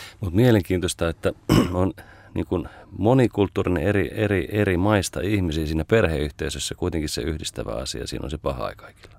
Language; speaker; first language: Finnish; native; Finnish